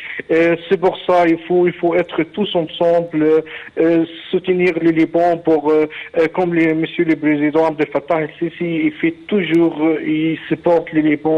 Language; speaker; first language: French; non-native, fluent; Arabic